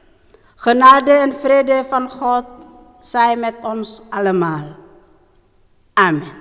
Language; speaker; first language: Dutch; non-native, learner; Indonesian